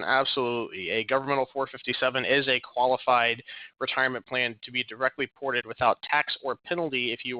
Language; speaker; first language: English; native; English